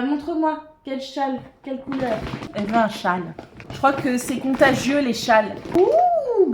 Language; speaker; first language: French; native; French